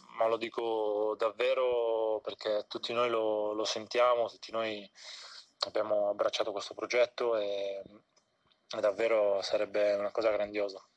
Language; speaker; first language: Italian; native; Italian